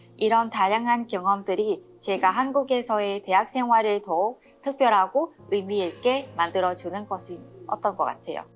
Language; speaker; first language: Korean; non-native, learner; Vietnamese